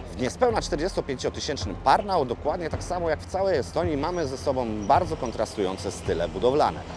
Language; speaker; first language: Polish; native; Polish